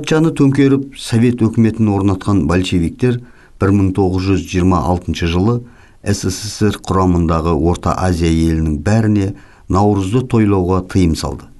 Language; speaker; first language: Kazakh; native; Kazakh